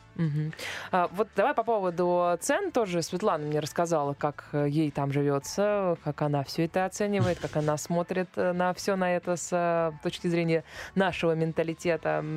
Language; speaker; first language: Russian; native; Russian